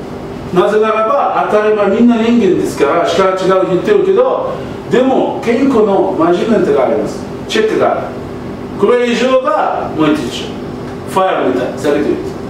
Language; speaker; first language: Japanese; non-native, learner; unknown